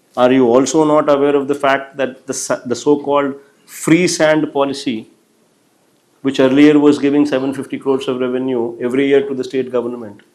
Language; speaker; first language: English; non-native, local second language; Telugu